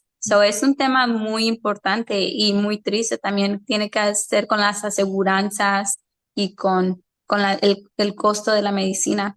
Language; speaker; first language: Spanish; early bilingual, heritage; Spanish